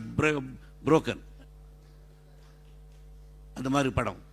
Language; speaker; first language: Tamil; non-native, learner; Telugu